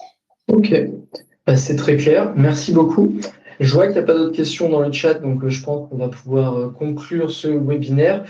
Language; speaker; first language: French; native; French